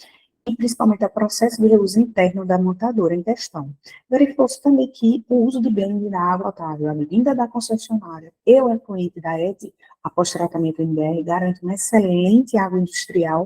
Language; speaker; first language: Portuguese; native; Portuguese